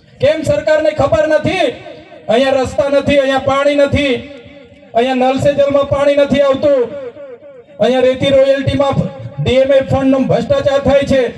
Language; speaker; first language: Gujarati; non-native, local second language; Vasavi